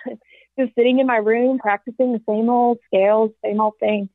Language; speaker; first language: English; native; English